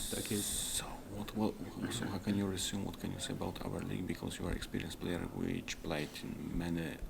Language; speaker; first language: English; non-native, fluent; Polish